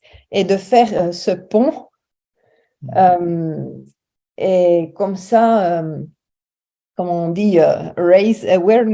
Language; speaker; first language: French; non-native, fluent; German